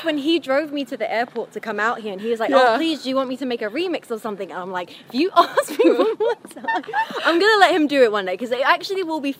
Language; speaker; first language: English; native; English